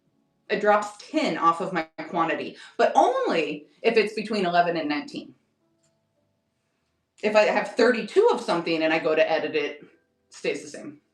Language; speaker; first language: English; native; English